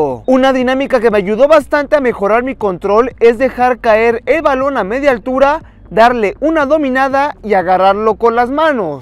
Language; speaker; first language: Spanish; native; Spanish